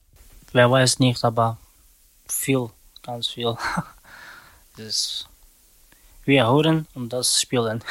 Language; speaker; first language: German; non-native, learner; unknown